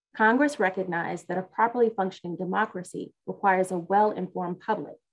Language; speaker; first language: English; native; English